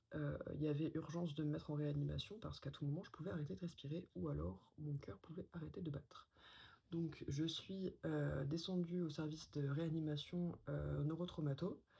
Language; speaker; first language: French; native; French